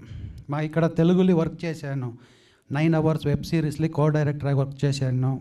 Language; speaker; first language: Telugu; non-native, learner; Kannada